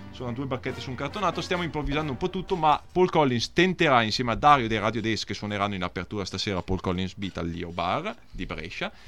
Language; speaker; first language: Italian; native; Italian